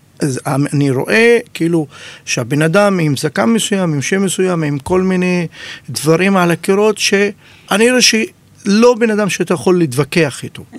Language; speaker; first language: Hebrew; non-native, local second language; Arabic